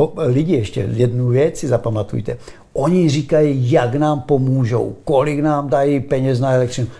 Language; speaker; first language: Czech; native; Czech